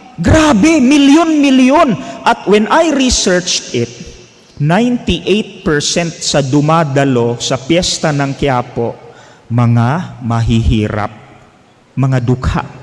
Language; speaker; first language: Filipino; non-native, local second language; Cebuano